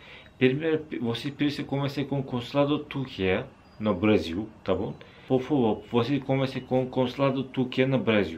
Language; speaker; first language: Portuguese; non-native, learner; Turkish